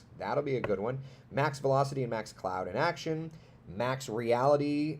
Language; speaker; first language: English; native; English